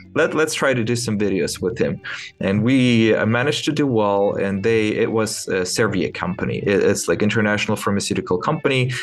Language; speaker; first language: English; non-native, fluent; Ukrainian